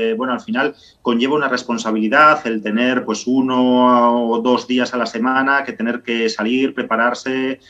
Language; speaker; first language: Spanish; native; Spanish